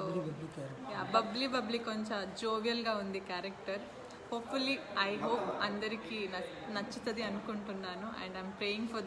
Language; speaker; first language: Telugu; non-native, learner; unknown